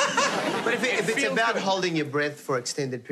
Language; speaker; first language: English; native; English